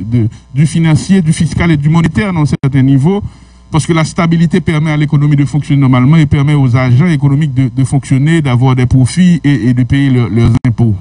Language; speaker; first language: French; non-native, local second language; Haitian Creole